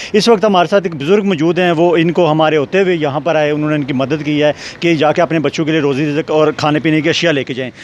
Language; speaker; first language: Urdu; non-native, local second language; Punjabi